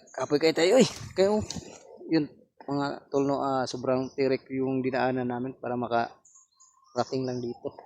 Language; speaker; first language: Filipino; non-native, local second language; Cebuano